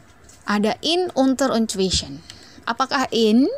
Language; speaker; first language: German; non-native, fluent; Indonesian